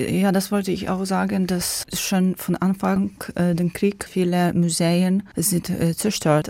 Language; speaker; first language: German; non-native, learner; Ukrainian